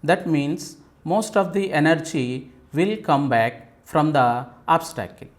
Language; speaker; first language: English; non-native, local second language; Telugu